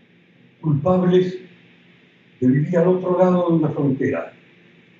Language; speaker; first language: Spanish; native; Spanish